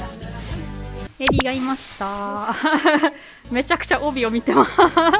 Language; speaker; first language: Japanese; non-native, fluent; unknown